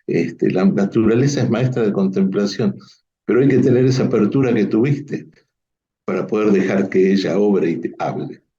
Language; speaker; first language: Spanish; native; Spanish